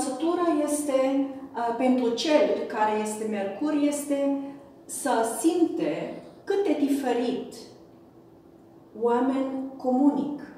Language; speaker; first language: Romanian; non-native, fluent; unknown